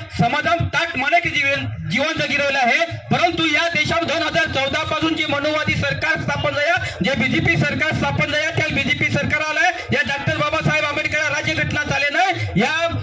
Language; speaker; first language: Marathi; non-native, local second language; Bhili